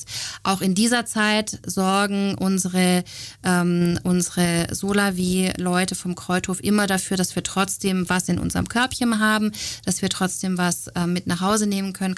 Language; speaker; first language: German; native; German